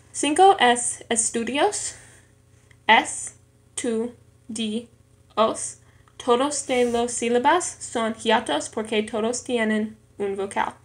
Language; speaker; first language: Spanish; non-native, learner; English